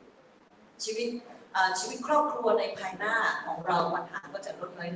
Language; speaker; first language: Thai; native; Thai